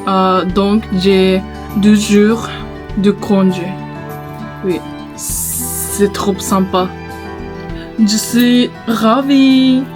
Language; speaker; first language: French; non-native, learner; Japanese